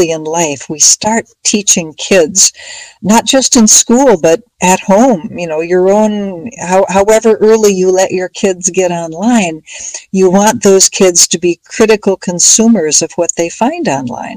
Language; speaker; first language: English; native; English